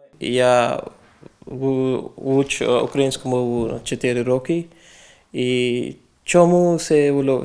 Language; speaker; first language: Ukrainian; non-native, learner; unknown